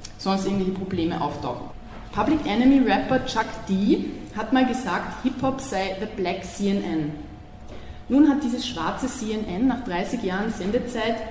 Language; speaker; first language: German; native; German